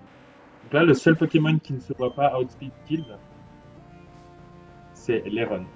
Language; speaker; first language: French; native; French